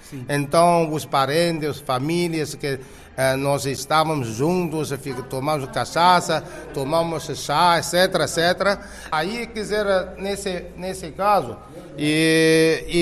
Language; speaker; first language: Portuguese; non-native, fluent; Chinese